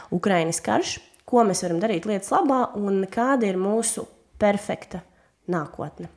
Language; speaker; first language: Latvian; non-native, local second language; Russian